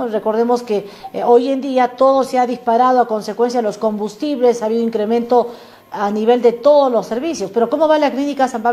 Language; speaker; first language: Spanish; native; Spanish